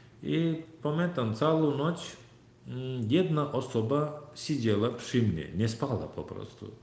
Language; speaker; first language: Polish; non-native, learner; Turkmen